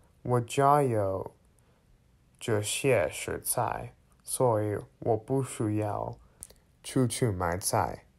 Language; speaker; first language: Chinese; non-native, learner; English